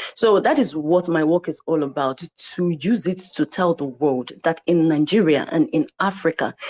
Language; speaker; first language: English; non-native, local second language; Igbo